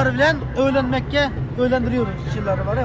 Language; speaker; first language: Turkish; non-native, learner; Uyghur